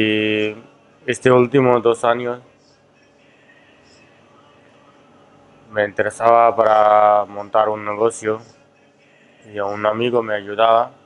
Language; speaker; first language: Spanish; non-native, fluent; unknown